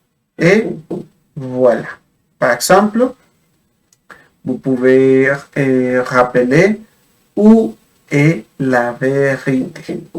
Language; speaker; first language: French; non-native, fluent; Spanish